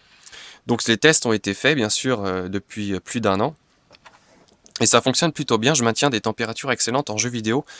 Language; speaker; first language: French; native; French